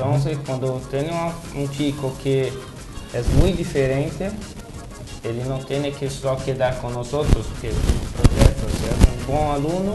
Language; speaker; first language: Spanish; non-native, fluent; Portuguese